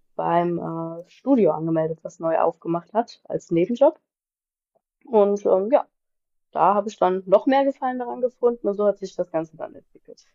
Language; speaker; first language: German; native; German